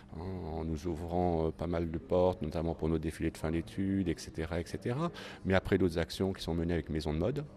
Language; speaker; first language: French; native; French